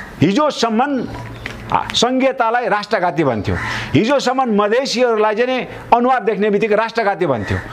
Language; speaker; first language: Nepali; non-native, local second language; Sherpa